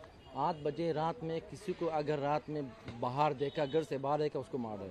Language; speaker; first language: Hindi; non-native, learner; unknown